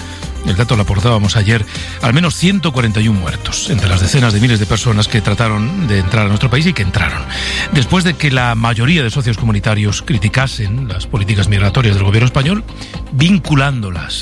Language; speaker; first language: Spanish; native; Spanish